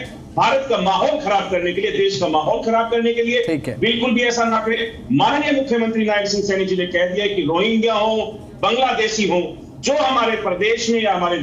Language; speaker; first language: Hindi; native; Hindi